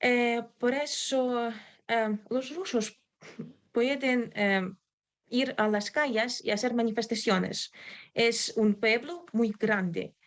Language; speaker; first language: Spanish; non-native, learner; Ukrainian